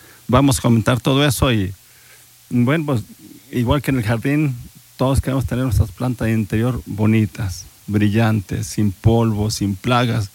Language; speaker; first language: Spanish; native; Spanish